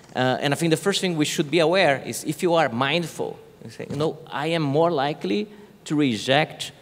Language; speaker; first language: English; non-native, fluent; Portuguese